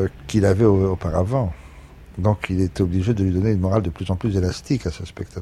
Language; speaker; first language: French; native; French